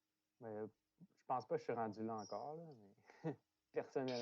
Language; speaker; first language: French; native; French